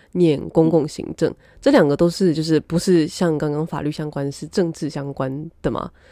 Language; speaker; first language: Chinese; native; Chinese